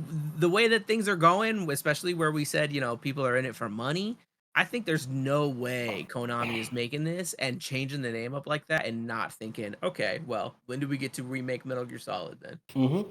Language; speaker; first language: English; native; English